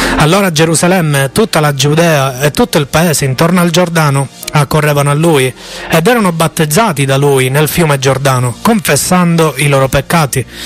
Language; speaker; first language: Italian; native; Italian